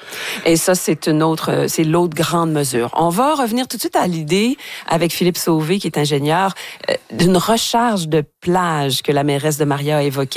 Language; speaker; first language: French; native; French